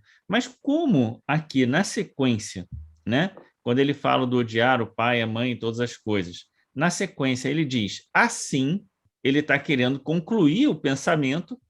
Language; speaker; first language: Portuguese; native; Portuguese